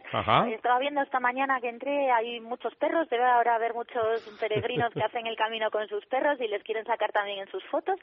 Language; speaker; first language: Spanish; native; Spanish